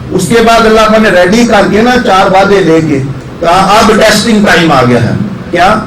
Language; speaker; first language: Urdu; non-native, local second language; Punjabi